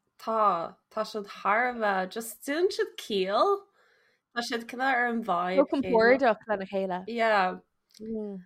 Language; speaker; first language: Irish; native; Irish